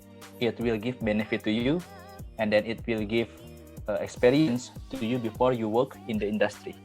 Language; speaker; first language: English; non-native, fluent; Indonesian